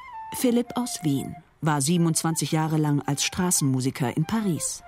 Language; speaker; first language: German; native; German